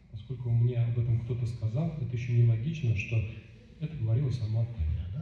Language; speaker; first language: Russian; native; Russian